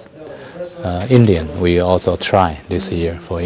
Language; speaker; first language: English; non-native, fluent; Chinese